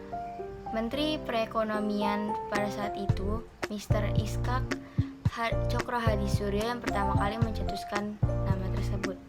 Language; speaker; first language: Indonesian; native; Indonesian